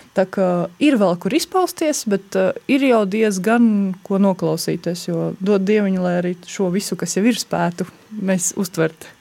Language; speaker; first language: Latvian; native; Latvian